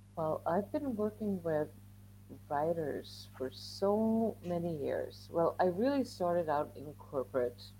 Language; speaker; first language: English; non-native, fluent; Swedish